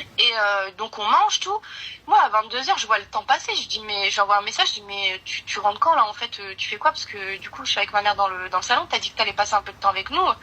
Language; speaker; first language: French; early bilingual, other home language; Arabic